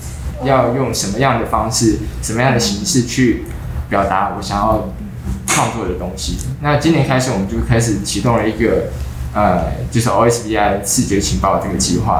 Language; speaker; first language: Chinese; native; Chinese